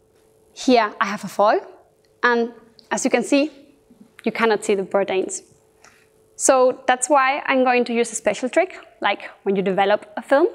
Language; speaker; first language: English; non-native, fluent; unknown